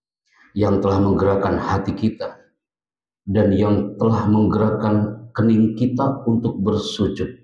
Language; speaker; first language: Indonesian; native; Indonesian